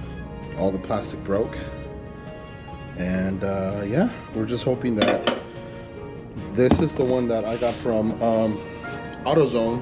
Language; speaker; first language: English; native; English